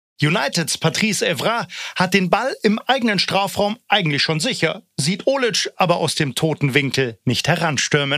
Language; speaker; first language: German; native; German